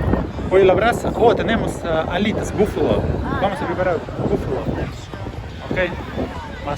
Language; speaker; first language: Spanish; non-native, learner; Russian